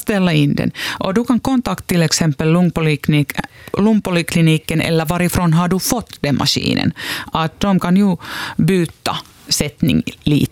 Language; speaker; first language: Swedish; non-native, local second language; Finnish